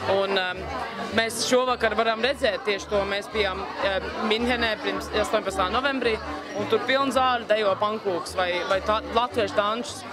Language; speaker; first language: Latvian; early bilingual, heritage; Latvian